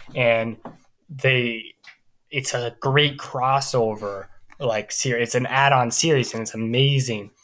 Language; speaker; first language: English; native; English